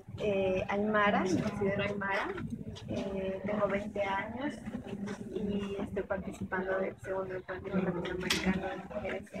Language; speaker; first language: Spanish; non-native, local second language; Aymara